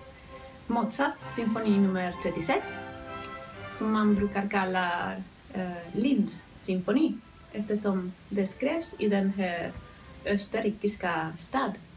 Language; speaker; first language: Swedish; non-native, fluent; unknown